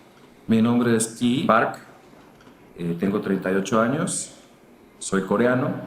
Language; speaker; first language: Spanish; early bilingual, other home language; Korean